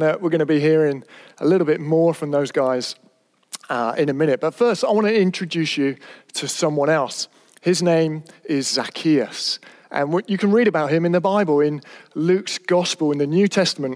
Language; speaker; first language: English; native; English